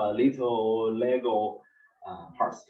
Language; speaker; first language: English; non-native, learner; Chinese